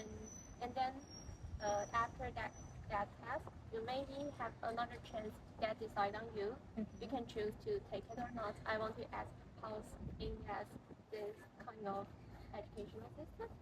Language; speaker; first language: English; non-native, fluent; Chinese